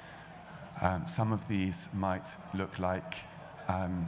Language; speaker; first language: English; native; English